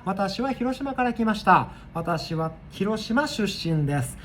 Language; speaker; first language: Japanese; non-native, fluent; Thai